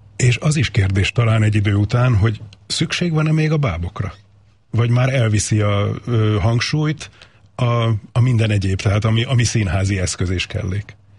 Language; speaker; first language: Hungarian; native; Hungarian